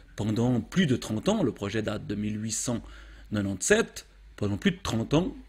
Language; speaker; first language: French; native; French